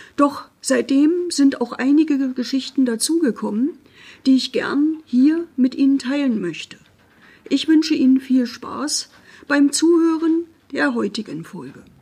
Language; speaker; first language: German; native; German